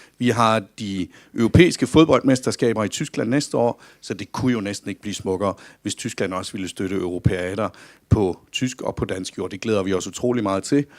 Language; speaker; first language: Danish; early bilingual, heritage; Danish